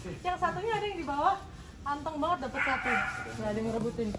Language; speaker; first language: Indonesian; native; Indonesian